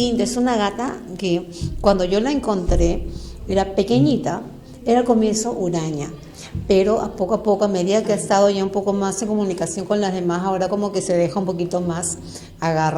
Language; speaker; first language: Spanish; native; Spanish